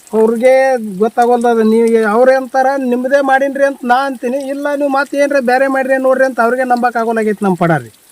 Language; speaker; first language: Kannada; native; Kannada